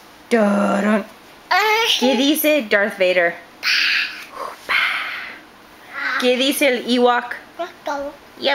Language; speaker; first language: Spanish; non-native, fluent; English